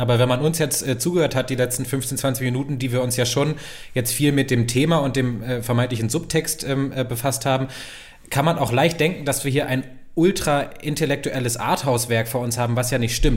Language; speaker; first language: German; native; German